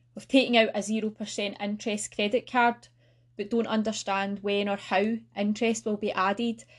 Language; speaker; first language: English; native; English